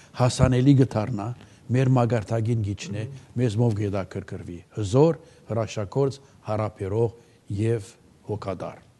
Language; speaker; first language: Armenian; early bilingual, heritage; Armenian